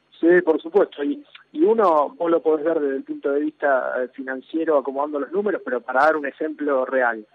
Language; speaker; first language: Spanish; native; Spanish